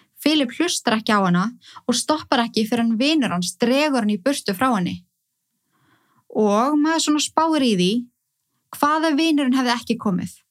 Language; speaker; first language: Icelandic; native; Icelandic